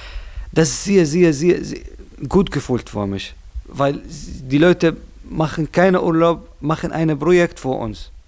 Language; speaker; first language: German; non-native, learner; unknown